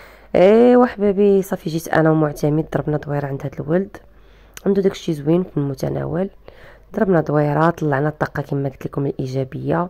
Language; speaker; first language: Arabic; native; Arabic